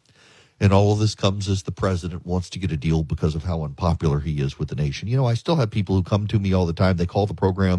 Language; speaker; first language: English; native; English